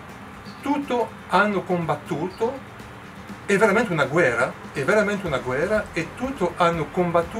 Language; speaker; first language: Italian; non-native, learner; French